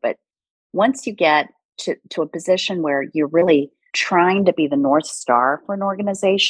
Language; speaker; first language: English; early bilingual, other home language; Korean